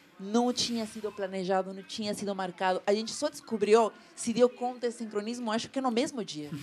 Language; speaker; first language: Portuguese; non-native, fluent; Spanish